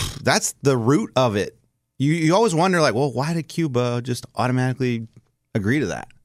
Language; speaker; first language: English; early bilingual, other home language; Spanish